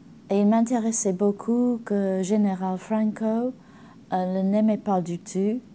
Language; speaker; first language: French; non-native, learner; English